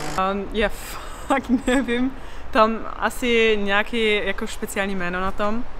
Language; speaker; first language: Czech; non-native, learner; English